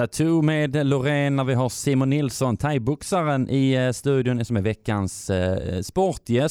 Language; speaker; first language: Swedish; native; Swedish